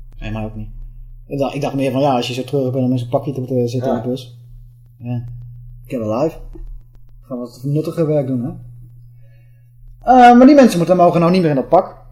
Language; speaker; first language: Dutch; native; Dutch